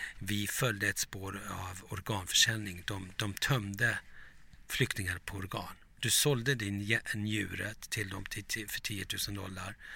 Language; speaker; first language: Swedish; early bilingual, other home language; Turoyo